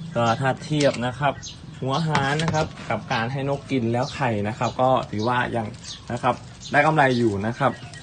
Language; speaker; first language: Thai; native; Thai